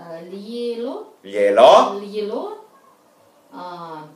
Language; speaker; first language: Italian; non-native, learner; Russian